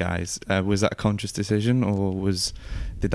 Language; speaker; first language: English; native; English